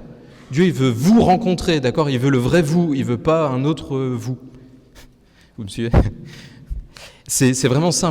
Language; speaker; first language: French; native; French